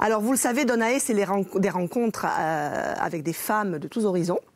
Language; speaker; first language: French; native; French